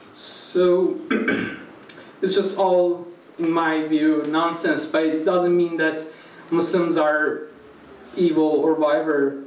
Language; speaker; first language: English; non-native, fluent; Persian